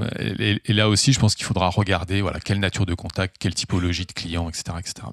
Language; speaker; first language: French; native; French